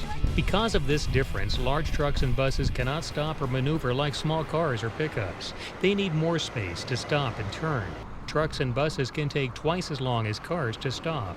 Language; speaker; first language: English; native; English